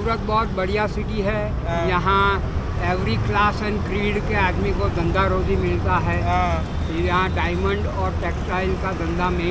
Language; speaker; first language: Hindi; non-native, local second language; Gujarati